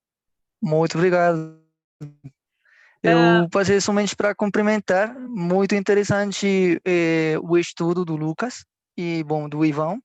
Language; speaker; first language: Portuguese; non-native, fluent; Spanish